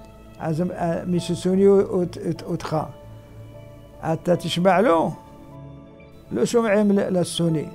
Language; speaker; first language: Hebrew; non-native, fluent; Arabic